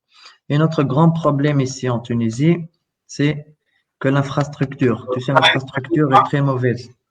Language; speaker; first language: French; non-native, local second language; Arabic